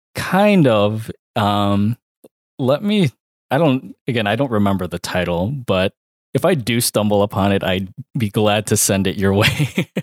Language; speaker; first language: English; early bilingual, other home language; Filipino